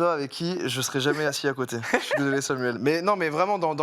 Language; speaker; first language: French; native; French